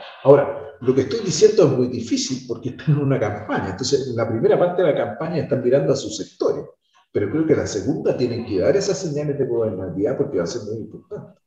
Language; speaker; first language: Spanish; native; Spanish